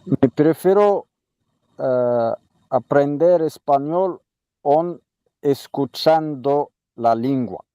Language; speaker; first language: Spanish; non-native, learner; Arabic